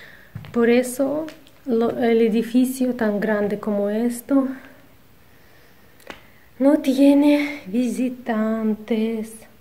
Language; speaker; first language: Spanish; non-native, fluent; Russian